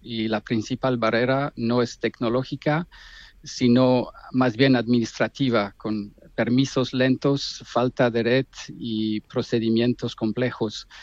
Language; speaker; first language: Spanish; non-native, fluent; French